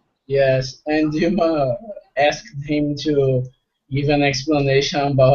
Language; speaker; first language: English; non-native, fluent; Portuguese